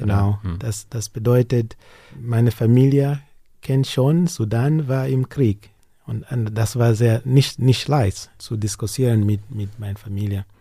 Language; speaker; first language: German; non-native, learner; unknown